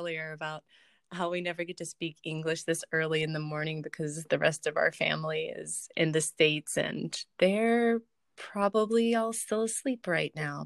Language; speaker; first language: English; native; English